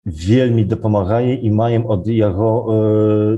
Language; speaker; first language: Belarusian; non-native, local second language; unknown